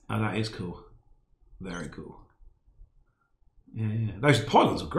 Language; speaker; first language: English; native; English